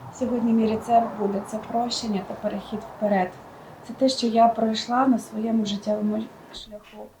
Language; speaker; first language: Ukrainian; native; Ukrainian